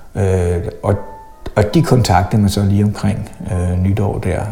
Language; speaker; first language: Danish; native; Danish